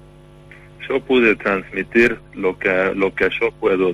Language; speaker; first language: Spanish; non-native, fluent; Hungarian